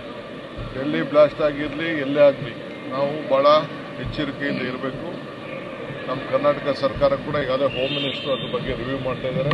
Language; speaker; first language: Kannada; native; Kannada